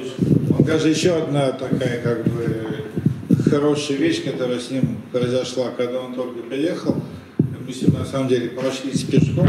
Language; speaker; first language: Russian; native; Russian